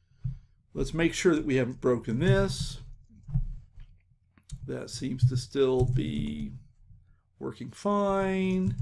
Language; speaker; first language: English; native; English